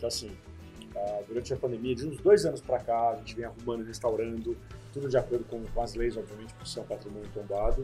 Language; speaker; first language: Portuguese; native; Portuguese